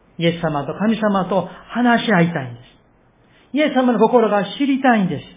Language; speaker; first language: Japanese; non-native, fluent; Korean